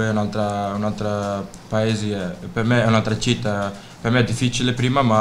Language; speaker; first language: Italian; non-native, learner; Dutch